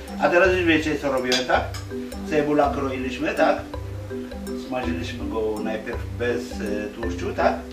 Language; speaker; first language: Polish; non-native, fluent; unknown